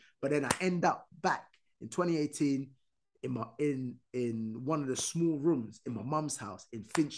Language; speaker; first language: English; non-native, fluent; Arabic